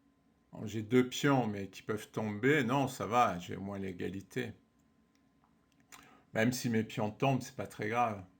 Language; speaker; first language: French; native; French